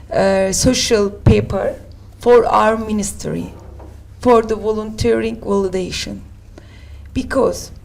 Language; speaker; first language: English; non-native, learner; Turkish